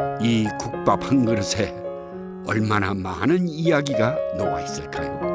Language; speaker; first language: Korean; native; Korean